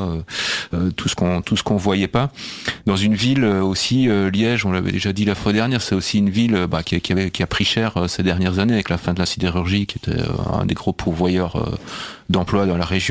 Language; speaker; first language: French; native; French